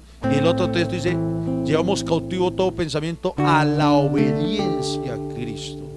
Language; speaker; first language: Spanish; native; Spanish